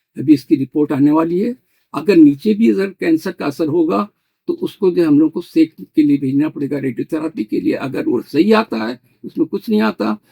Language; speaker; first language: Hindi; native; Hindi